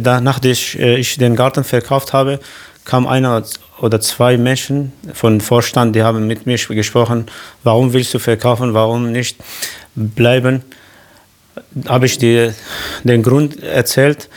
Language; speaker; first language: German; non-native, learner; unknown